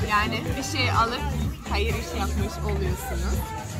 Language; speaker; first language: Turkish; non-native, fluent; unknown